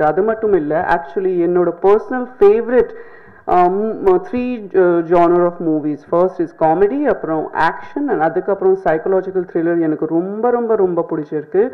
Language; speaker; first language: Tamil; non-native, fluent; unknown